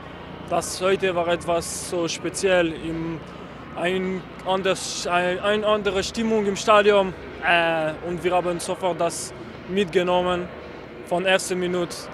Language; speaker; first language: German; non-native, fluent; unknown